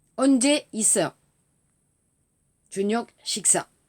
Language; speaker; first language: Korean; non-native, learner; French